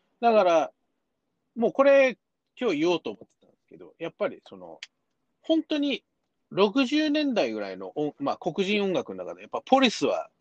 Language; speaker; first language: Japanese; early bilingual, heritage; Japanese